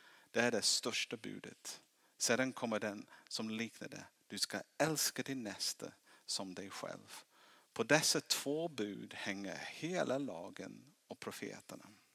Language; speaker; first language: Swedish; non-native, fluent; English